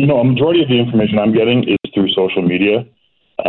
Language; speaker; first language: English; native; English